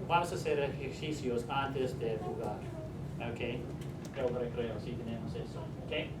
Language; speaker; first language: Spanish; non-native, learner; English